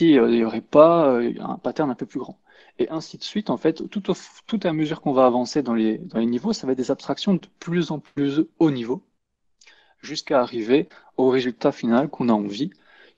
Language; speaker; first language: French; native; French